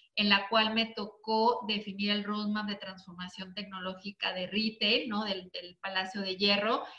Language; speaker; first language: Spanish; native; Spanish